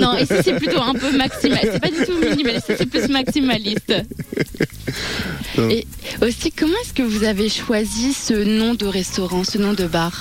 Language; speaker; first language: French; native; French